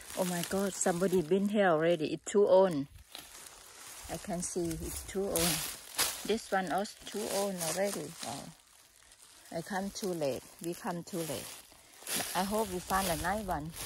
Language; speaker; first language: English; non-native, learner; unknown